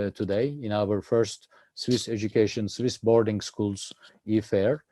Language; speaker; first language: English; non-native, fluent; Turkish